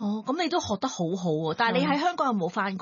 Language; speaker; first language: Cantonese; native; Cantonese